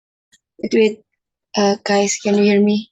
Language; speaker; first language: English; non-native, learner; Indonesian